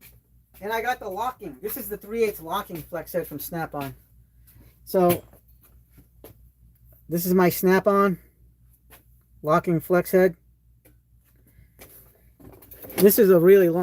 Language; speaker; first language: English; native; English